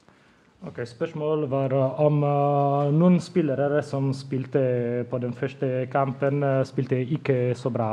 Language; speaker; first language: Norwegian; non-native, fluent; Italian